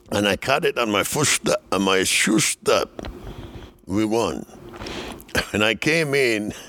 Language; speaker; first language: English; non-native, fluent; Spanish